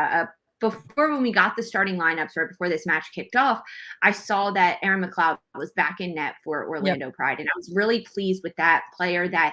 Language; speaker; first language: English; native; English